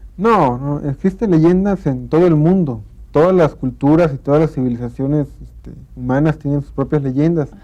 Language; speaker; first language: Spanish; native; Spanish